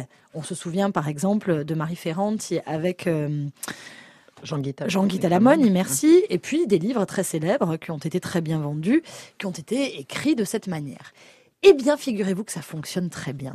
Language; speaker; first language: French; native; French